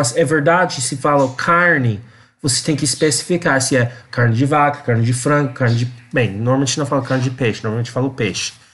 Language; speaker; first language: Portuguese; non-native, learner; English